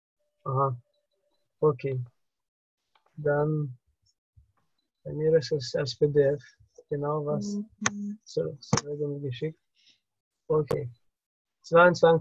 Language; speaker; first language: German; non-native, learner; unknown